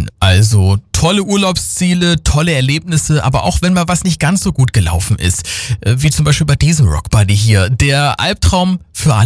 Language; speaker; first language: German; native; German